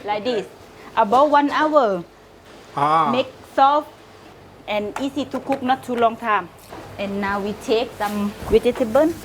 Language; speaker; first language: English; non-native, learner; Thai